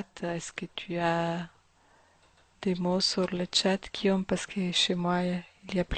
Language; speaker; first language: French; non-native, fluent; German